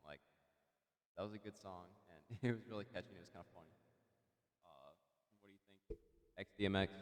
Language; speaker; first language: English; native; English